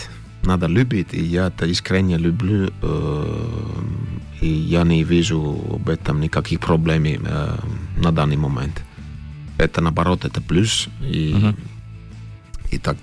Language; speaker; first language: Russian; non-native, fluent; Finnish